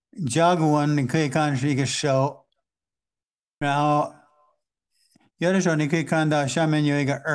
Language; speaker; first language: Chinese; non-native, fluent; English